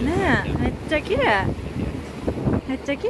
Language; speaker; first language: Swedish; non-native, learner; Japanese